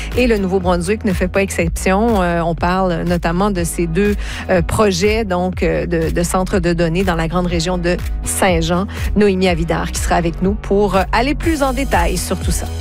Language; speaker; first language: French; native; French